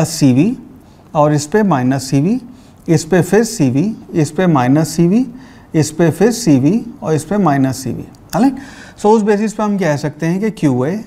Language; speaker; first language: Hindi; native; Hindi